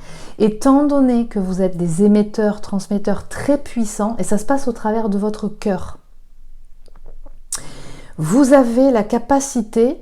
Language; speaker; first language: French; native; French